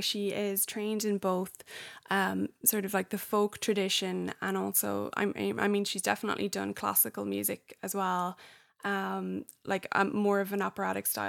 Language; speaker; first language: English; native; English